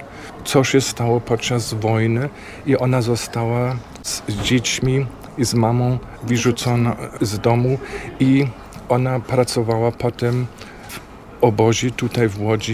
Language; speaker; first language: Polish; non-native, fluent; German